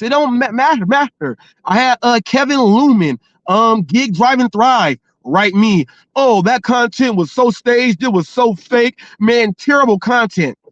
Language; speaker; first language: English; native; English